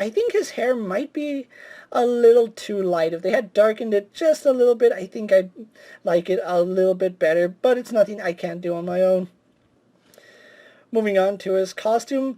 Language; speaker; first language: English; native; English